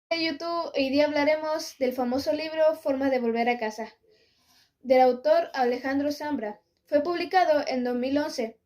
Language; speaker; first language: Spanish; native; Spanish